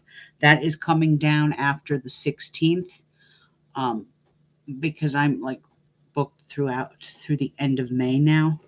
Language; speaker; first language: English; native; English